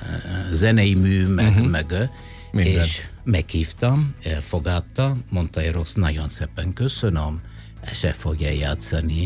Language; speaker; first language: Hungarian; non-native, fluent; Italian